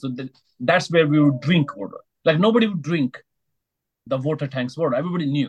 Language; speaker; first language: English; non-native, local second language; Hindi